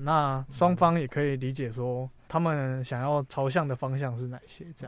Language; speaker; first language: Chinese; native; Chinese